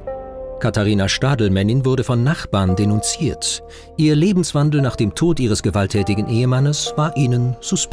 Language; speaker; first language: German; native; German